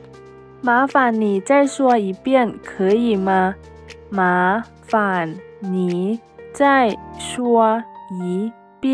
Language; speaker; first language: Chinese; non-native, fluent; Lao